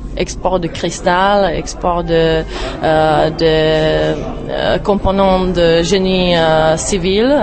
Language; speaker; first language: French; non-native, fluent; Czech